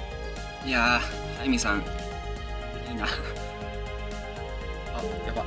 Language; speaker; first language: Japanese; native; Japanese